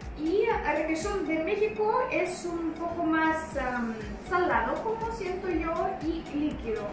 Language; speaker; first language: Spanish; non-native, fluent; Russian